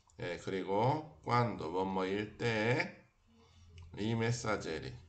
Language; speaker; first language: Italian; non-native, fluent; Korean